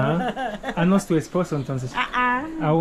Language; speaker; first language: Spanish; non-native, learner; German